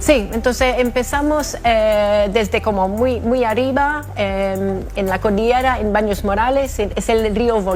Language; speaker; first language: Spanish; non-native, fluent; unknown